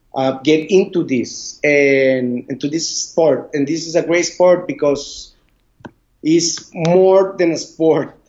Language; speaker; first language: English; non-native, learner; Spanish